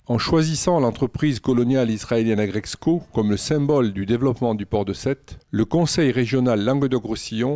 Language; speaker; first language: French; native; French